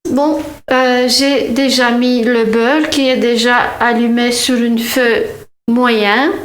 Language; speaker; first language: French; non-native, fluent; Turkish